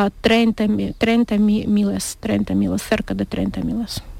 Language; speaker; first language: Spanish; non-native, learner; Ukrainian